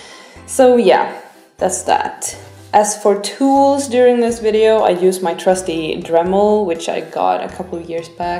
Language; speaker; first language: English; non-native, fluent; Swedish